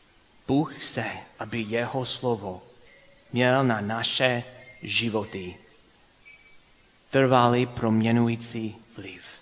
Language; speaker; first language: Czech; non-native, fluent; English